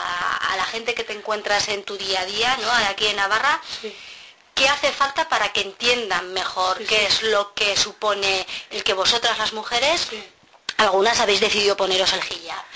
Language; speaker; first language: Spanish; native; Spanish